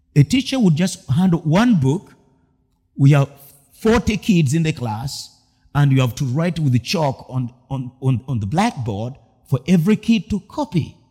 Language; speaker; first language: English; non-native, local second language; Ganda